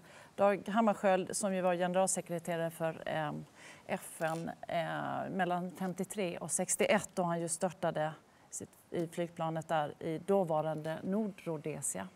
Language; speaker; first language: Swedish; native; Swedish